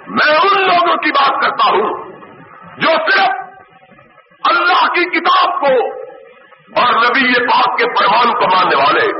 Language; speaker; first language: Urdu; non-native, local second language; Punjabi